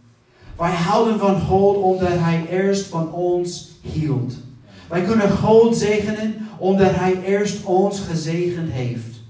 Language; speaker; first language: Dutch; non-native, fluent; English